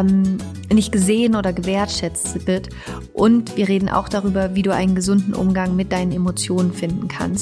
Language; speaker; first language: German; native; German